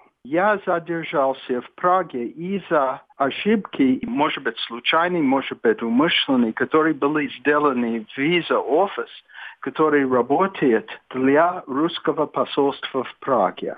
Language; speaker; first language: Russian; non-native, fluent; English